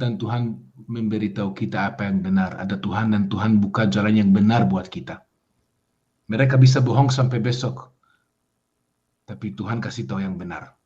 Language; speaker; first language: Indonesian; non-native, fluent; Hebrew